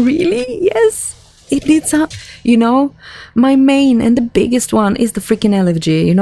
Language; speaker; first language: English; non-native, fluent; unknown